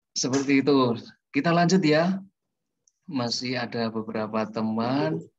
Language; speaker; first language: Indonesian; native; Indonesian